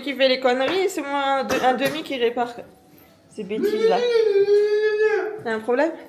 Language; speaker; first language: French; native; French